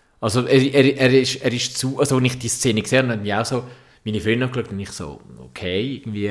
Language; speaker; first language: German; native; German